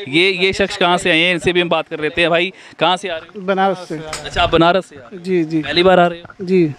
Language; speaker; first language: Hindi; native; Hindi